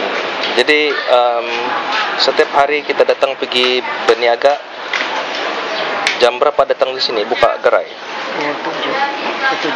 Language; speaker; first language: Indonesian; non-native, local second language; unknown